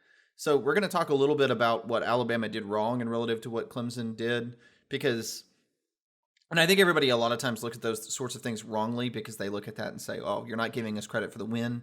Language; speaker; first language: English; native; English